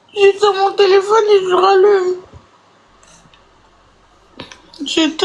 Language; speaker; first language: French; native; French